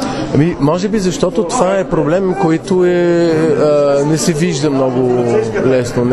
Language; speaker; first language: Bulgarian; non-native, fluent; French